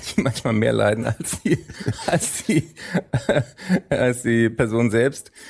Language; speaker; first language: German; native; German